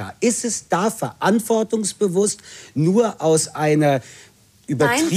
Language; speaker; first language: German; native; German